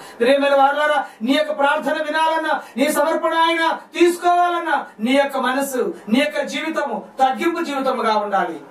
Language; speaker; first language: Telugu; non-native, local second language; Lambadi